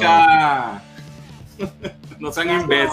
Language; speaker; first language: Spanish; native; Spanish